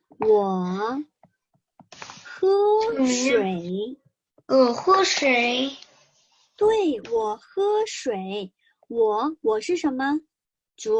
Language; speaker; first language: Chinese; non-native, learner; Korean